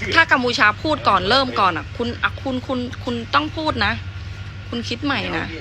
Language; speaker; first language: Thai; early bilingual, other home language; Khmer